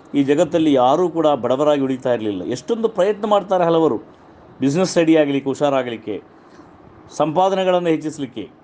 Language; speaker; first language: Kannada; non-native, local second language; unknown